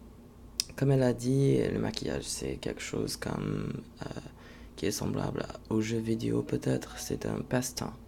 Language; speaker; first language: French; non-native, fluent; English